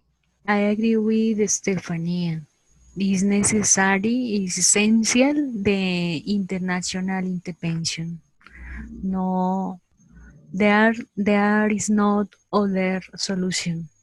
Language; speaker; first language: English; non-native, learner; Spanish